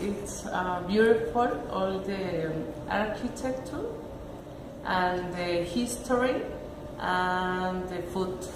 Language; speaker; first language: English; non-native, learner; Spanish